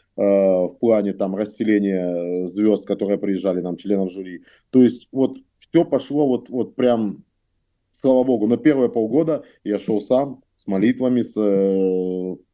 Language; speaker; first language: Russian; native; Russian